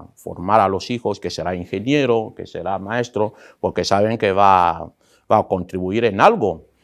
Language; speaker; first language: Spanish; non-native, local second language; Fang